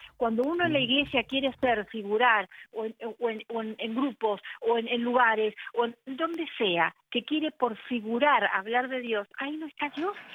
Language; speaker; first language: Spanish; native; Spanish